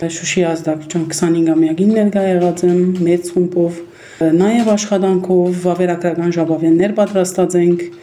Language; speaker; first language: Armenian; early bilingual, heritage; Armenian